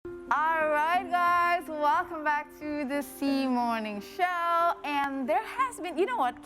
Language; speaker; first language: English; non-native, fluent; Indonesian